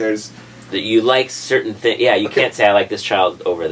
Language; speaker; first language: English; native; English